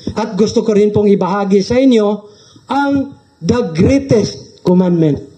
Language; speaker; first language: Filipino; non-native, local second language; Cebuano